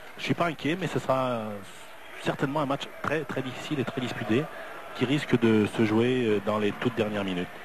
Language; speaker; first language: French; native; French